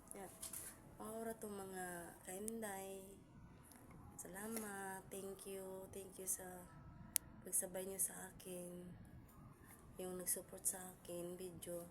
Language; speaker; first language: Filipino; non-native, local second language; Cebuano